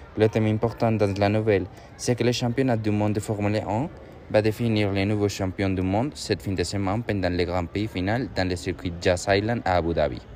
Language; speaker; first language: French; non-native, learner; Spanish